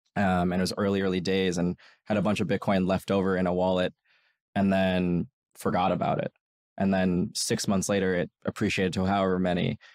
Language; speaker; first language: English; native; English